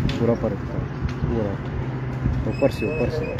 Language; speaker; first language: Hindi; non-native, local second language; Punjabi